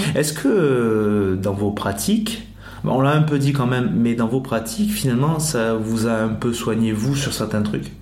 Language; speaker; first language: French; native; French